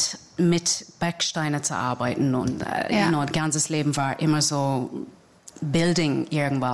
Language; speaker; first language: German; non-native, learner; English